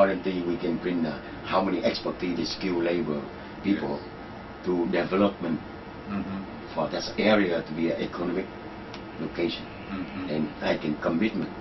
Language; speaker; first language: English; non-native, learner; Vietnamese